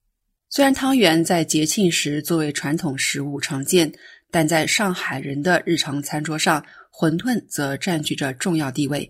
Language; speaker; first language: Chinese; native; Chinese